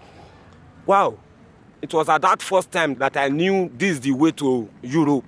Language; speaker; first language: English; non-native, local second language; Bini